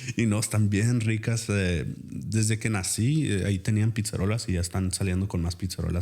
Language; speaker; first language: Spanish; early bilingual, heritage; Spanish